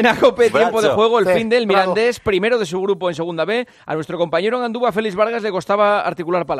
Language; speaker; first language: Spanish; native; Spanish